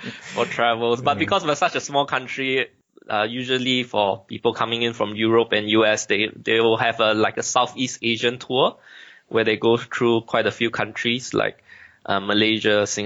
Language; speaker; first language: English; native; English